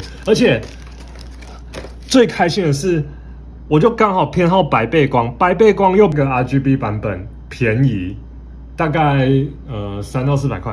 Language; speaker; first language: Chinese; native; Chinese